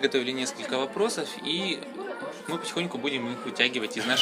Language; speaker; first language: Russian; native; Russian